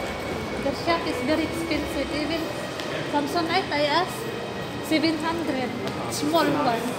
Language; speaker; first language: English; non-native, local second language; Filipino